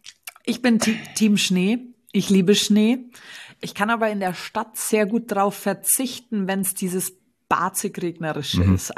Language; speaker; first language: German; native; German